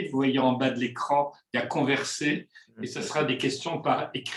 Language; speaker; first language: French; native; French